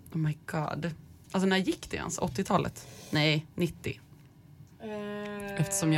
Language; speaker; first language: Swedish; native; Swedish